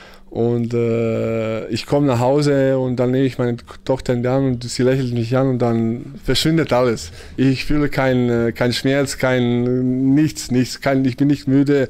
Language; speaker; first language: German; early bilingual, other home language; Bosnian